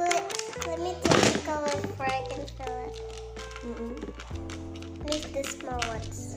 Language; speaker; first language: English; non-native, learner; Indonesian